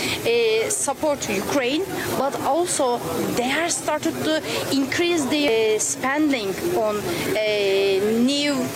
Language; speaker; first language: English; non-native, fluent; Turkish